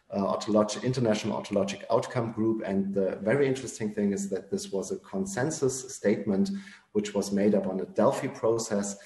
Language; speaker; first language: English; non-native, fluent; German